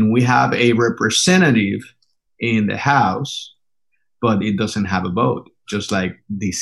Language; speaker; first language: English; non-native, fluent; Spanish